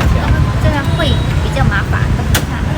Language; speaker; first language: Chinese; non-native, learner; Vietnamese